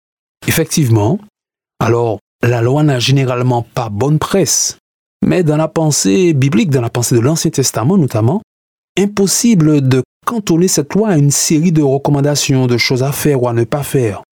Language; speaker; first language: French; native; French